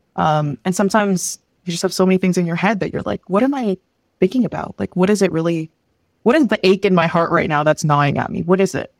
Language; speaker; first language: English; early bilingual, other home language; Filipino